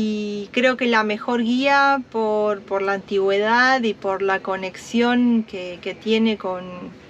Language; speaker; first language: Spanish; native; Spanish